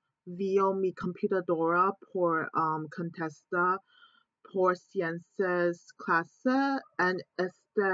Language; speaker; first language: Spanish; non-native, learner; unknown